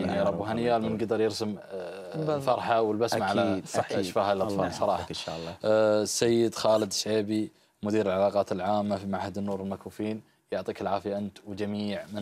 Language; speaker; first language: Arabic; native; Arabic